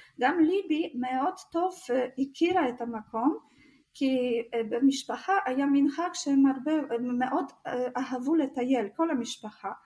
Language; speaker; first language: Hebrew; non-native, fluent; Russian